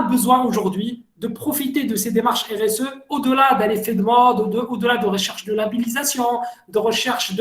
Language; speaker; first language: French; non-native, local second language; Arabic